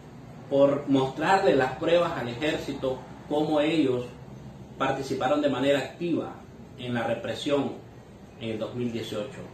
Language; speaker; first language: Spanish; native; Spanish